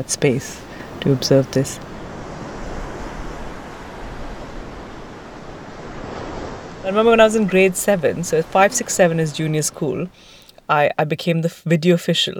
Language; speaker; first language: English; non-native, local second language; Hindi